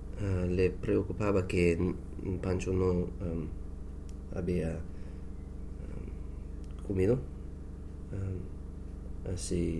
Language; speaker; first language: Spanish; non-native, learner; English